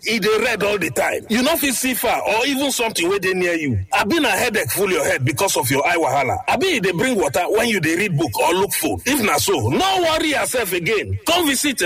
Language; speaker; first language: Nigerian Pidgin; native; Nigerian Pidgin